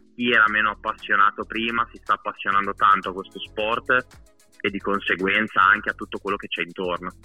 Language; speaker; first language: Italian; native; Italian